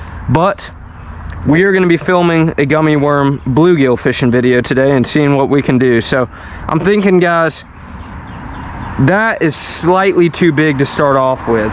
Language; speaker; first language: English; native; English